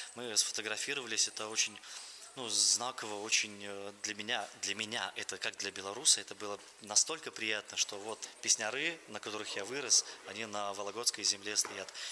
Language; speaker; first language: Russian; native; Russian